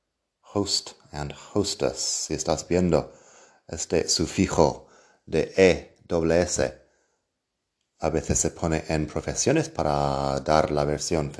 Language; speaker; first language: Spanish; non-native, fluent; English